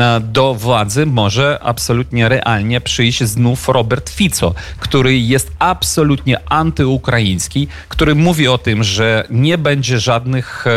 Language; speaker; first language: Polish; non-native, fluent; Ukrainian